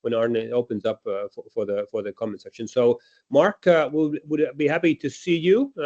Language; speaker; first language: English; non-native, fluent; Latvian